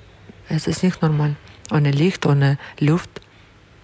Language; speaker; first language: German; non-native, learner; Ukrainian